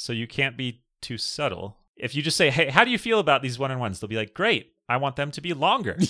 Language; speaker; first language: English; native; English